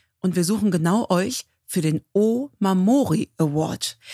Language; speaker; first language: German; native; German